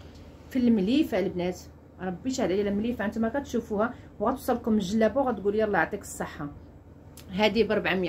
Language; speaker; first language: Arabic; native; Arabic